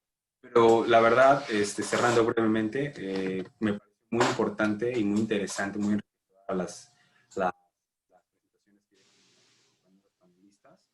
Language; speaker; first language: Spanish; native; Spanish